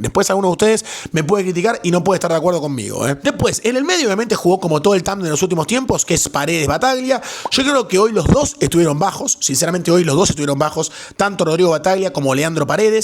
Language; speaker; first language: Spanish; native; Spanish